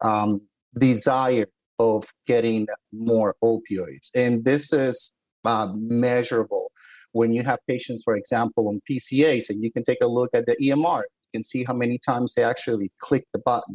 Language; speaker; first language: English; native; English